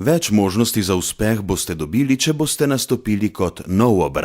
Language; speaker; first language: Slovenian; native; Slovenian